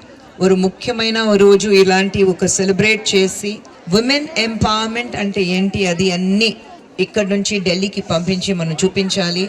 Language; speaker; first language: Telugu; non-native, fluent; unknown